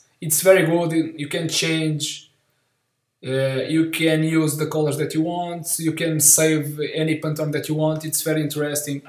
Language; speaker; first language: English; non-native, learner; Portuguese